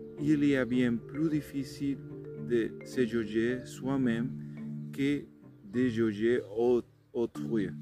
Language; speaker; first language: French; non-native, learner; Spanish